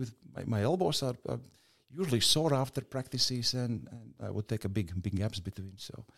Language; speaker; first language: English; non-native, fluent; Latvian